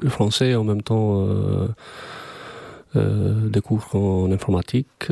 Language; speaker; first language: French; non-native, fluent; Albanian